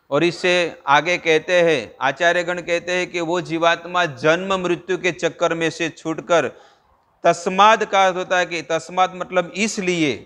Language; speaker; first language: Hindi; non-native, local second language; Gujarati